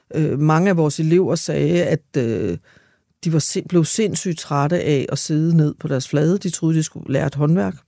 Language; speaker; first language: Danish; native; Danish